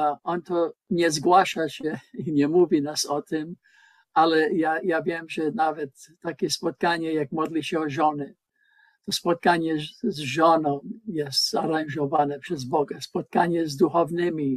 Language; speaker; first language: Polish; non-native, learner; English